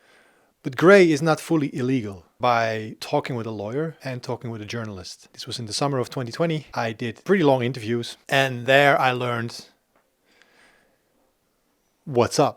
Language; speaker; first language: English; non-native, fluent; Dutch